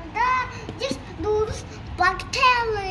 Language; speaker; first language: Russian; early bilingual, other home language; Tajik